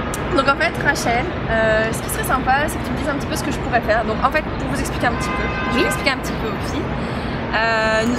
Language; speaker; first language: French; native; French